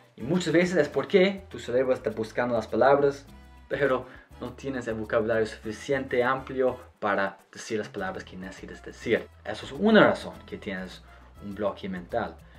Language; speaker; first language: Spanish; non-native, fluent; English